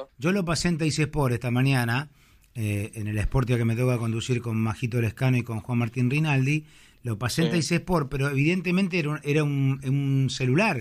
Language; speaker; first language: Spanish; native; Spanish